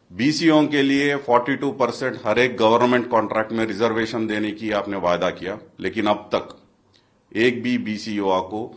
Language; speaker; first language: Hindi; non-native, local second language; Telugu